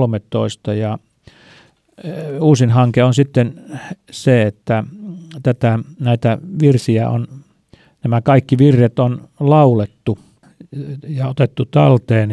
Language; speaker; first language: Finnish; native; Finnish